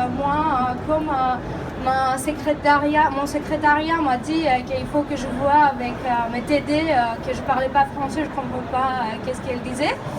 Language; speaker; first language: French; non-native, fluent; Greek